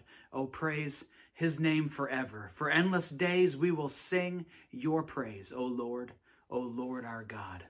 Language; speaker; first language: English; native; English